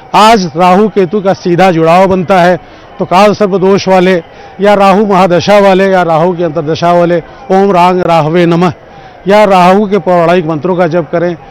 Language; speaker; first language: Hindi; native; Hindi